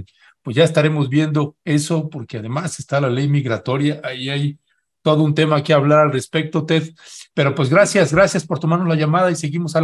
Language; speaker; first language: Spanish; native; Spanish